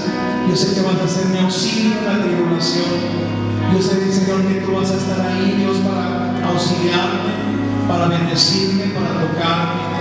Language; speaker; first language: Spanish; native; Spanish